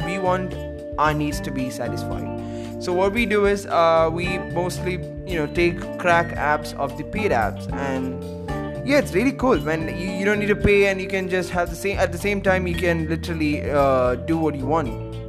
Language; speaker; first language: English; non-native, local second language; Malayalam